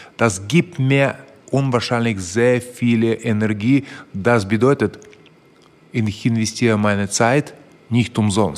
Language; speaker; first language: German; non-native, fluent; Russian